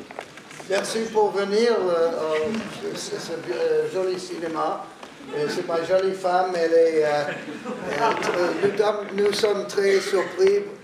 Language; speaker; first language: French; non-native, learner; English